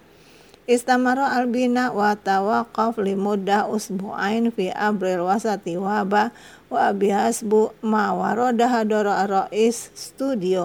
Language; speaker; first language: Arabic; non-native, fluent; Indonesian